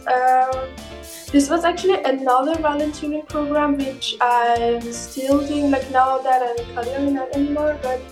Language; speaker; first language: English; non-native, fluent; Persian